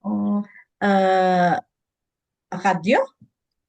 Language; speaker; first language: French; non-native, learner; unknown